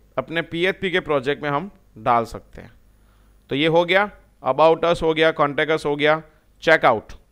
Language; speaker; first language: Hindi; non-native, local second language; Gujarati